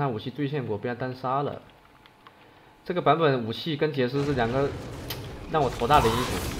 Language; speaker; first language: Chinese; native; Chinese